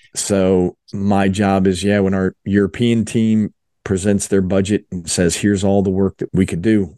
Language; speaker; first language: English; native; English